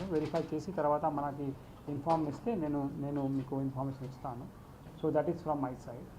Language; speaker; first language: Telugu; non-native, local second language; Hindi